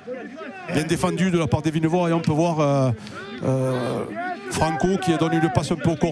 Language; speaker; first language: French; native; French